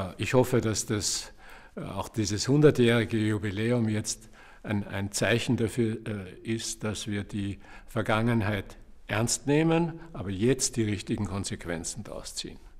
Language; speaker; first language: German; native; German